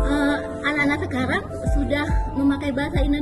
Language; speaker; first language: Indonesian; non-native, local second language; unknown